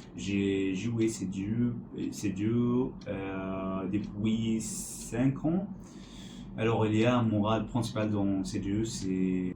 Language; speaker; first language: French; non-native, learner; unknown